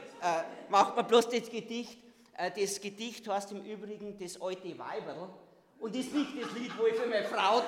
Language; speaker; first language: German; native; German